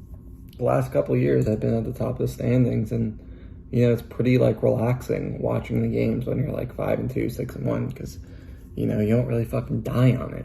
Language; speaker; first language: English; native; English